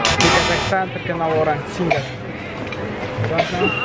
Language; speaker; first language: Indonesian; non-native, learner; Kazakh